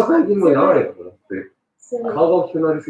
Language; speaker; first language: Japanese; native; Japanese